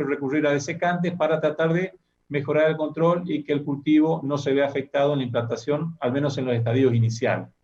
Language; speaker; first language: Spanish; native; Spanish